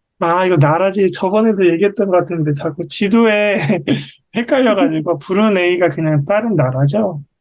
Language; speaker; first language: Korean; native; Korean